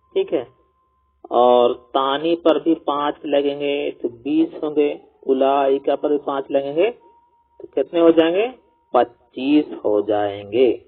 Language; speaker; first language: Urdu; native; Urdu